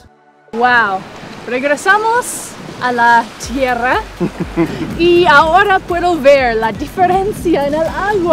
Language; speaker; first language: Spanish; non-native, fluent; English